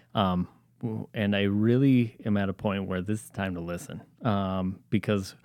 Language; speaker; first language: English; native; English